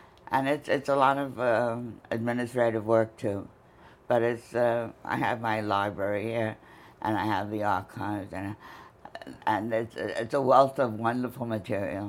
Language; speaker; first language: English; native; English